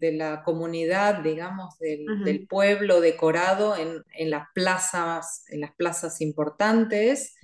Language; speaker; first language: Spanish; native; Spanish